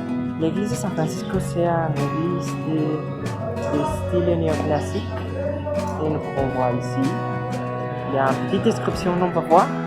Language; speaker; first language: French; non-native, learner; Spanish